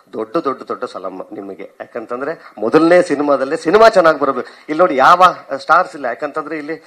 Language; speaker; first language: Kannada; native; Kannada